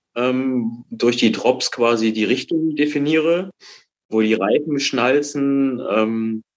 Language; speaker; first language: German; native; German